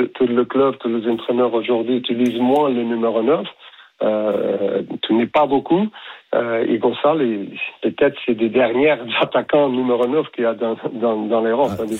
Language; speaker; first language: French; non-native, fluent; Portuguese